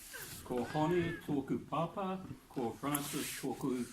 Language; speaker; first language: Māori; non-native, learner; English